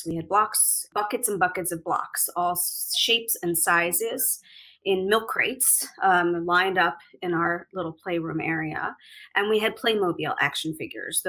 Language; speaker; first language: English; native; English